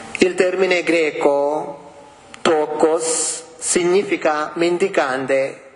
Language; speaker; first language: Italian; non-native, fluent; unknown